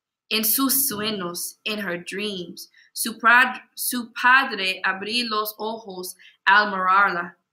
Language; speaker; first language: Spanish; non-native, learner; English